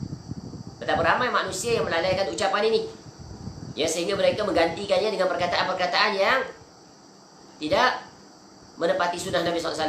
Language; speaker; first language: Malay; native; Malay